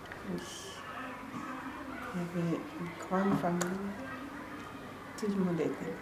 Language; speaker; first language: French; early bilingual, other home language; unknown